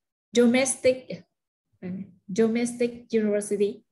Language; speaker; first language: English; non-native, learner; Vietnamese